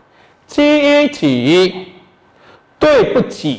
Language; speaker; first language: Chinese; non-native, fluent; Khmer